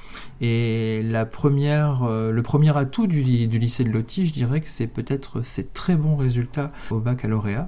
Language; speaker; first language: French; native; French